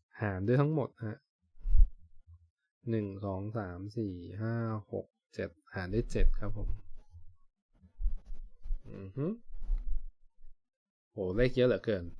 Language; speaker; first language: Thai; native; Thai